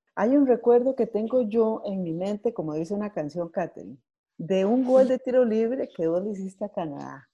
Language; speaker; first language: Spanish; native; Spanish